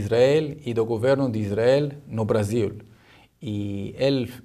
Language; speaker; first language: Portuguese; non-native, learner; Hebrew